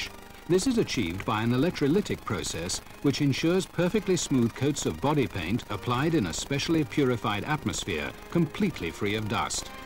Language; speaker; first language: English; native; English